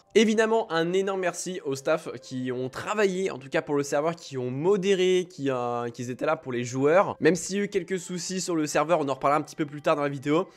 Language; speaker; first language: French; native; French